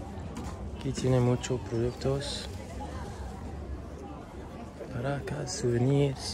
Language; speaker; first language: Spanish; non-native, learner; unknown